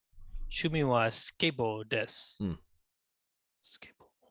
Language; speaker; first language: Japanese; non-native, learner; English